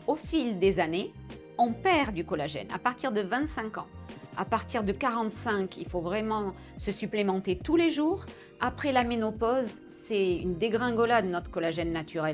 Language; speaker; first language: French; native; French